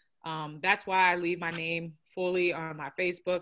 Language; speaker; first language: English; native; English